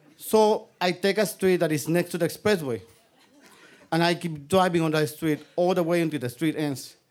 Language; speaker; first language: English; non-native, fluent; Spanish